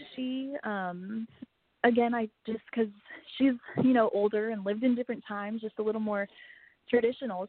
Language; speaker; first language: English; native; English